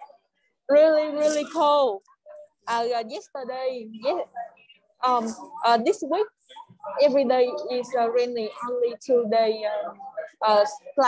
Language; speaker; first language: English; non-native, learner; Vietnamese